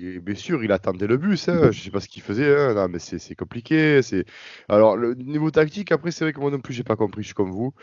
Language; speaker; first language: French; native; French